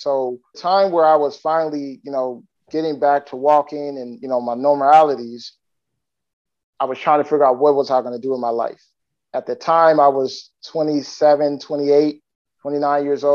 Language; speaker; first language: English; native; English